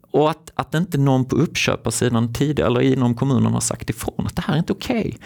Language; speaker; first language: Swedish; native; Swedish